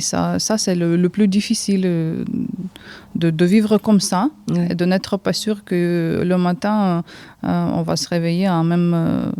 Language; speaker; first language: French; early bilingual, heritage; Ukrainian